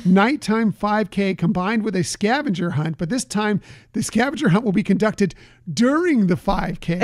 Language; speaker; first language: English; native; English